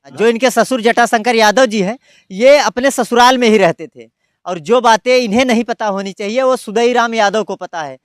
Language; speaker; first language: Hindi; native; Hindi